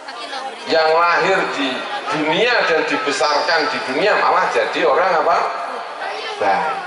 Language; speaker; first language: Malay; non-native, local second language; Javanese